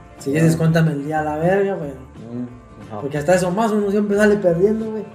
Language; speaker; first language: Spanish; native; Spanish